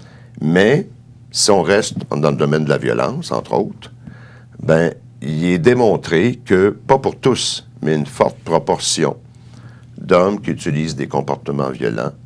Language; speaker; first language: French; native; French